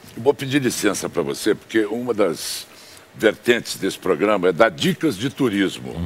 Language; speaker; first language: Portuguese; native; Portuguese